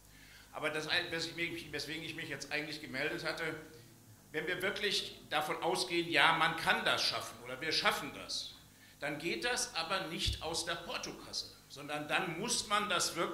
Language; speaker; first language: German; native; German